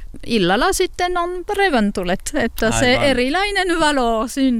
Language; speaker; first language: Finnish; non-native, learner; French